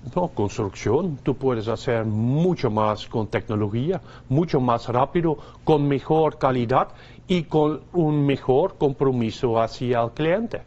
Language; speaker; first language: Spanish; non-native, fluent; Dutch